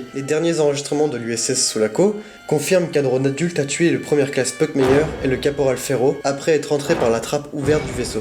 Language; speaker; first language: French; native; French